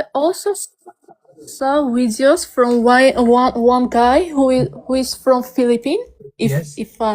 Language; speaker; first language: English; non-native, learner; Armenian